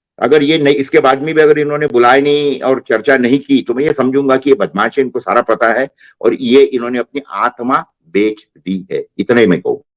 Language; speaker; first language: Hindi; non-native, local second language; Marathi